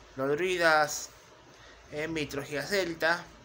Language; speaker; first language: Spanish; native; Spanish